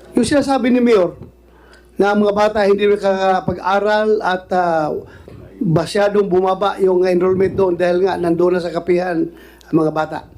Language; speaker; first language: Filipino; non-native, local second language; Cebuano